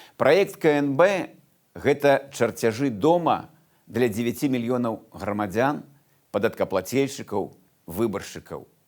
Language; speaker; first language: Belarusian; non-native, local second language; Russian